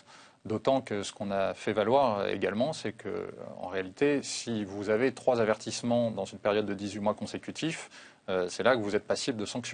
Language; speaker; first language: French; native; French